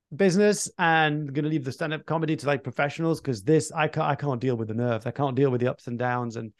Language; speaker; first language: English; early bilingual, other home language; French